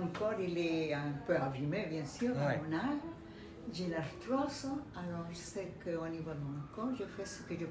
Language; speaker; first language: French; non-native, fluent; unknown